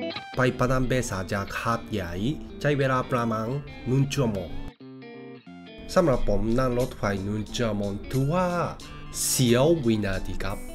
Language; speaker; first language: Thai; non-native, learner; Japanese